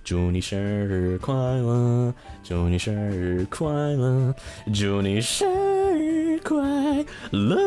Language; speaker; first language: Chinese; non-native, learner; English